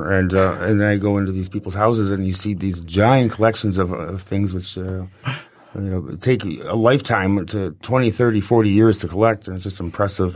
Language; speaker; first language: English; native; English